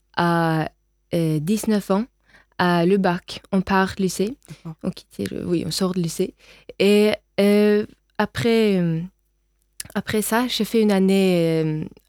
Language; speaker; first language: French; non-native, learner; Norwegian